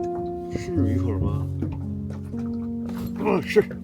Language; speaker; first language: Chinese; native; Chinese